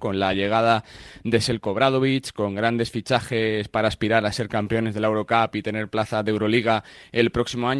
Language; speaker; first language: Spanish; native; Spanish